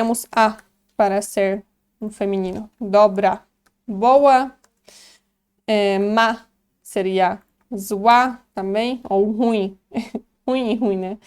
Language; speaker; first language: Portuguese; non-native, fluent; Polish